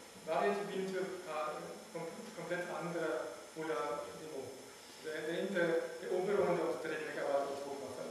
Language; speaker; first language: Swedish; non-native, learner; German